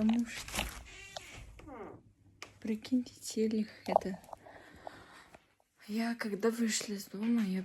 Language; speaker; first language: Russian; non-native, learner; Mongolian